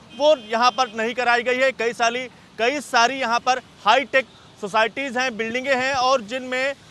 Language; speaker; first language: Hindi; native; Hindi